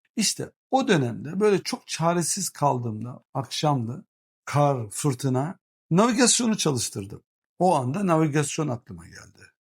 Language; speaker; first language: Turkish; early bilingual, heritage; Turkish